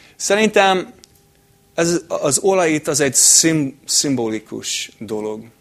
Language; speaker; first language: Hungarian; non-native, fluent; English